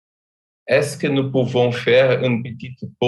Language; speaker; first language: French; non-native, fluent; Portuguese